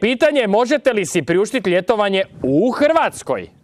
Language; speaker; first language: Croatian; native; Croatian